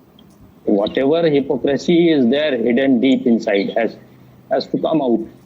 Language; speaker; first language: English; non-native, fluent; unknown